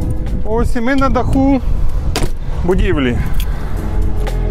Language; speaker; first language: Ukrainian; native; Ukrainian